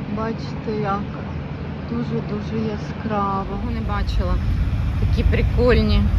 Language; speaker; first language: Ukrainian; non-native, local second language; Russian